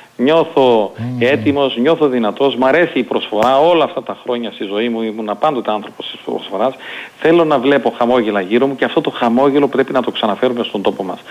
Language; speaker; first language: Greek; native; Greek